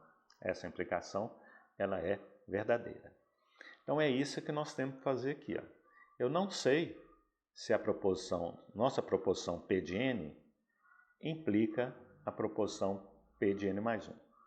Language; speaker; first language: Portuguese; native; Portuguese